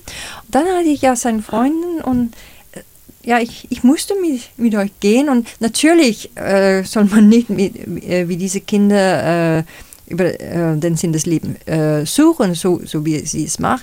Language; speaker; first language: German; non-native, fluent; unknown